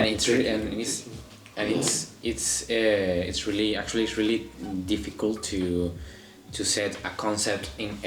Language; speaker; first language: English; non-native, learner; Spanish